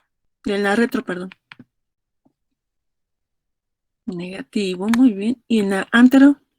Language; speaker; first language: Spanish; native; Spanish